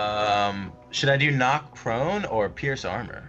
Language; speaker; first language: English; native; English